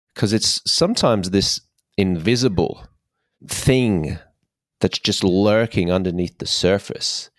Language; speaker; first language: English; native; English